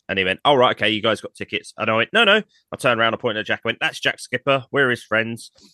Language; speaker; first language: English; native; English